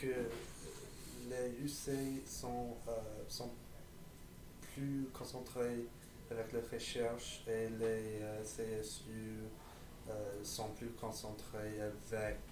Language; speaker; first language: French; non-native, learner; English